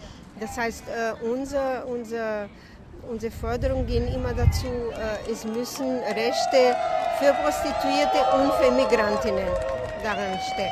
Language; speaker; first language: German; non-native, fluent; Portuguese